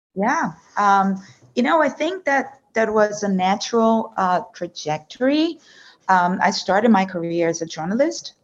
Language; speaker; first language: English; non-native, fluent; Portuguese